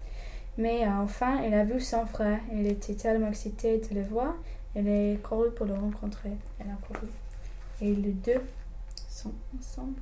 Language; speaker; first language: French; non-native, learner; English